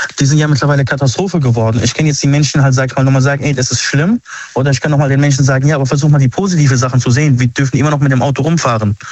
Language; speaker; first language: German; early bilingual, other home language; Arabic